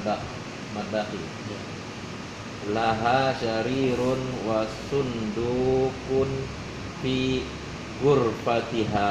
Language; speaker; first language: Arabic; non-native, learner; Indonesian